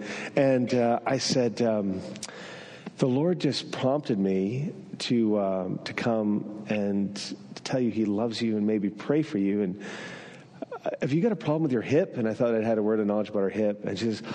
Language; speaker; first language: English; non-native, fluent; French